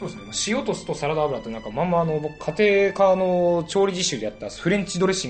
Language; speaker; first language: Japanese; native; Japanese